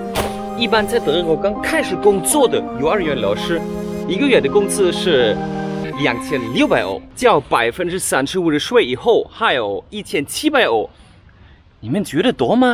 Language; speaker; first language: Chinese; non-native, fluent; German